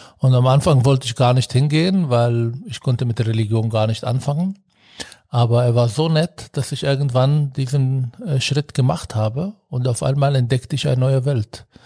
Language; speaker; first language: German; non-native, fluent; Arabic